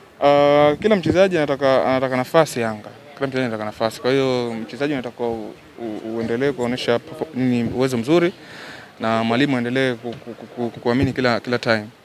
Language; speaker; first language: Swahili; native; Swahili